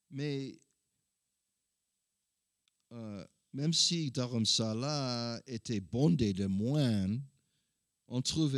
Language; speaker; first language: French; non-native, learner; English